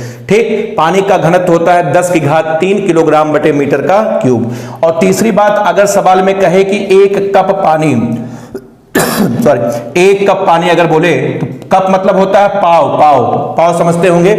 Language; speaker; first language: Hindi; native; Hindi